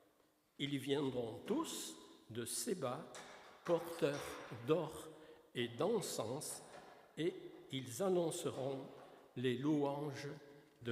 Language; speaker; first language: French; native; French